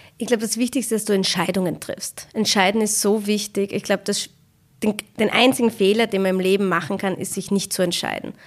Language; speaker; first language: German; early bilingual, other home language; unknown